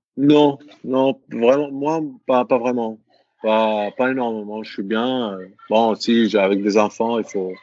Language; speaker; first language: French; non-native, fluent; Greek